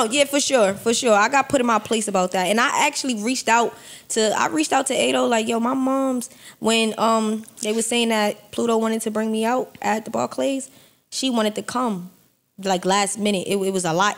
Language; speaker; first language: English; native; English